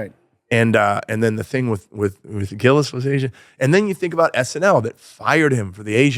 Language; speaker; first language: English; native; English